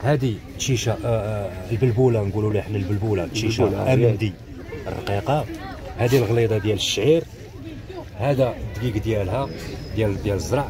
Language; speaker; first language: Arabic; native; Arabic